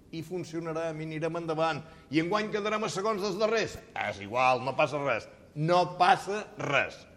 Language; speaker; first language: Catalan; native; Catalan